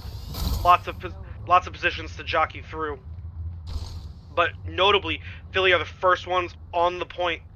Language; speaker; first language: English; native; English